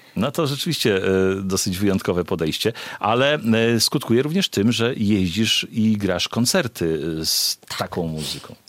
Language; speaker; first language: Polish; native; Polish